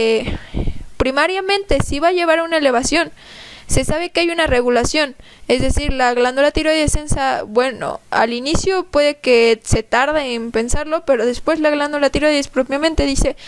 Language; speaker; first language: Spanish; native; Spanish